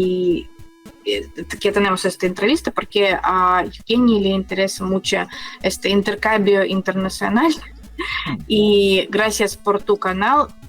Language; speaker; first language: Spanish; non-native, fluent; Russian